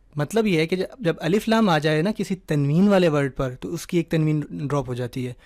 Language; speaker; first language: Urdu; native; Urdu